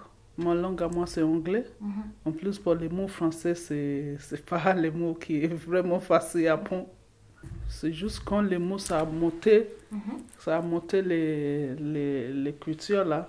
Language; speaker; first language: French; non-native, learner; English